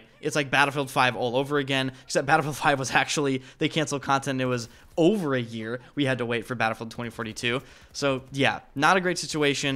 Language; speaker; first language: English; native; English